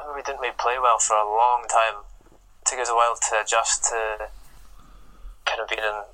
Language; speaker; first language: English; native; English